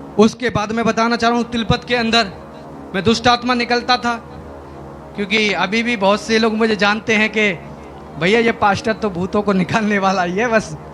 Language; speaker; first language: Hindi; native; Hindi